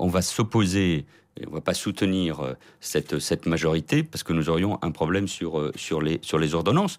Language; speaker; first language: French; early bilingual, other home language; Catalan